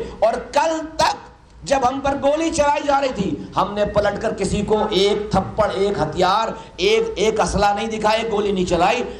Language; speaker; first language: Urdu; native; Urdu